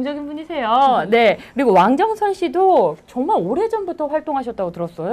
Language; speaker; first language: Korean; native; Korean